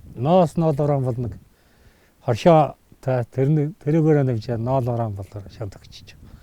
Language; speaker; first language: Mongolian; native; Mongolian